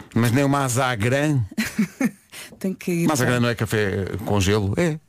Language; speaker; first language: Portuguese; native; Portuguese